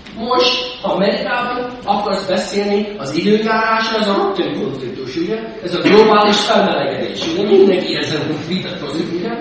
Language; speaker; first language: Hungarian; non-native, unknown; English